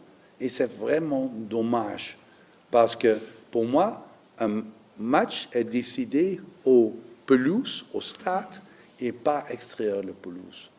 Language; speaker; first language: French; non-native, learner; Dutch